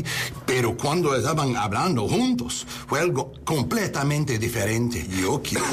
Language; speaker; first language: Spanish; non-native, learner; English